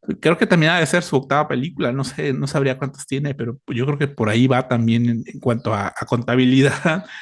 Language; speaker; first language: Spanish; native; Spanish